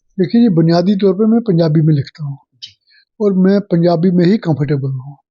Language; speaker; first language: Urdu; non-native, local second language; Punjabi